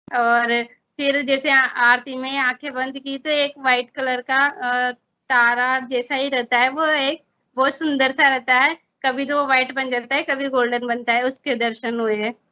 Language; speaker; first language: Hindi; native; Hindi